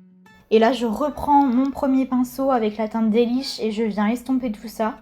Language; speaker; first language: French; native; French